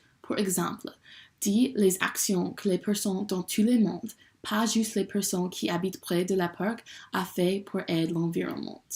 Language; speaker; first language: French; non-native, learner; English